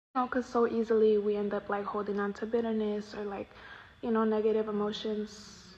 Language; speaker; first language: English; early bilingual, other home language; Spanish